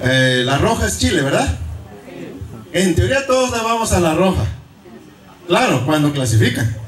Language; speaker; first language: Spanish; native; Spanish